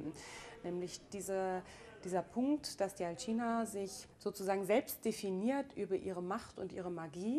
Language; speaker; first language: German; native; German